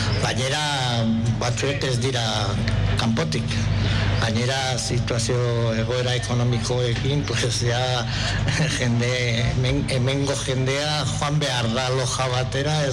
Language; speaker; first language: Basque; non-native, local second language; Spanish